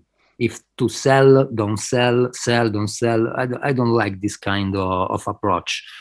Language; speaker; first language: English; non-native, fluent; Spanish